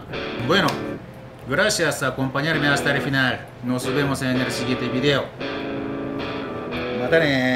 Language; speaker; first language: Spanish; non-native, learner; Japanese